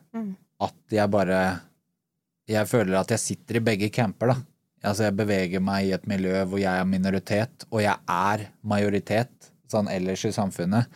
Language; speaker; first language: Norwegian; native; Norwegian